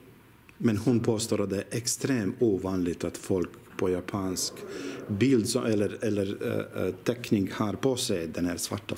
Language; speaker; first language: Swedish; non-native, learner; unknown